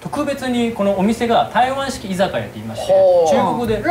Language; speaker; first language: Japanese; native; Japanese